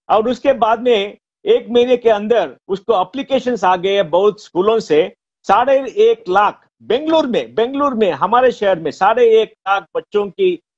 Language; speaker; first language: Hindi; non-native, local second language; Konkani